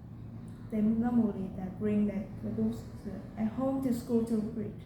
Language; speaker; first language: English; non-native, learner; Vietnamese